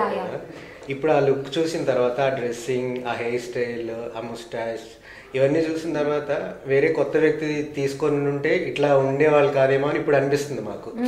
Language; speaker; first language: Telugu; native; Telugu